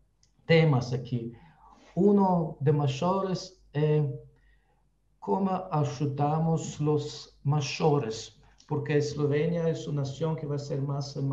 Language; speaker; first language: Spanish; non-native, fluent; Slovenian